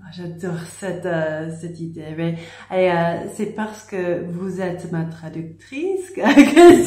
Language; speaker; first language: French; non-native, learner; English